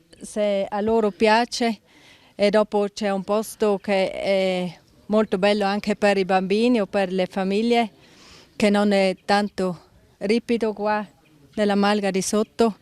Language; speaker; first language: Italian; non-native, local second language; German